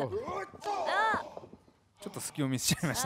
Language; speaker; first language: Japanese; native; Japanese